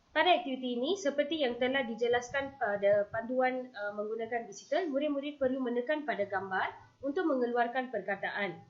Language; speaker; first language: Malay; non-native, local second language; Tamil